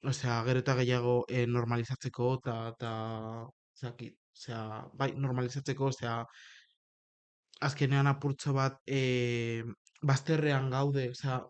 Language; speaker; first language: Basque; non-native, local second language; Spanish